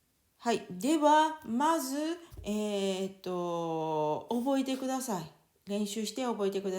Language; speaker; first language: Japanese; native; Japanese